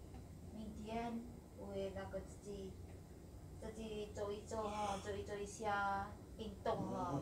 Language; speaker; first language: Chinese; non-native, learner; Indonesian